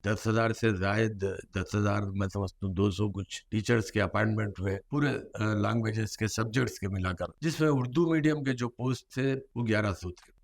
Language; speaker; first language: Urdu; native; Urdu